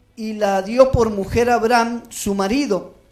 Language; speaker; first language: Spanish; native; Spanish